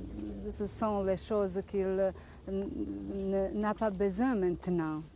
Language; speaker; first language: French; non-native, learner; Bosnian